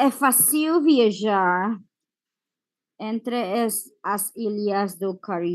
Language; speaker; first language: Portuguese; non-native, fluent; English